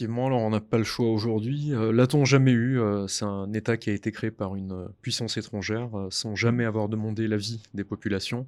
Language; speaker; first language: French; native; French